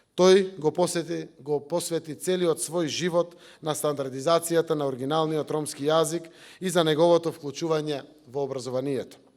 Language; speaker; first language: Macedonian; native; Macedonian